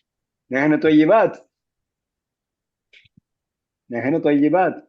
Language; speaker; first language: Arabic; non-native, learner; Malayalam